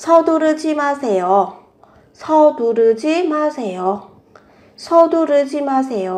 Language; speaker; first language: Korean; non-native, fluent; Vietnamese